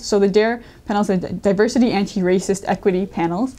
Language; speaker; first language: English; native; English